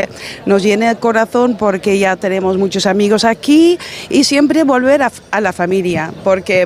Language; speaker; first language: Spanish; non-native, fluent; Dutch